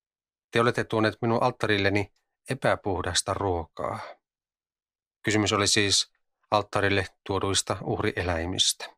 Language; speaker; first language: Finnish; native; Finnish